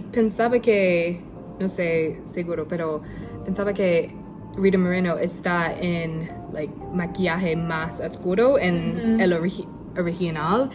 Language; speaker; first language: Spanish; non-native, learner; English